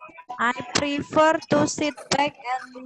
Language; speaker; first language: English; non-native, fluent; Indonesian